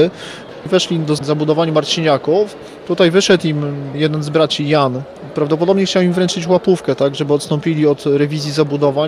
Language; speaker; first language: Polish; native; Polish